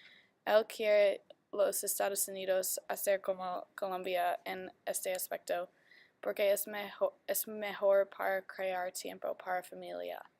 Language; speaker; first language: Spanish; non-native, learner; English